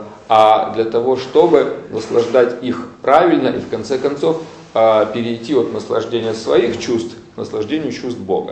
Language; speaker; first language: Russian; native; Russian